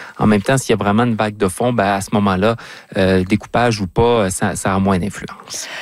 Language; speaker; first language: French; native; French